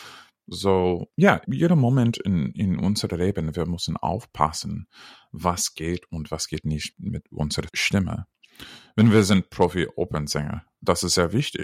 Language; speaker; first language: German; non-native, fluent; English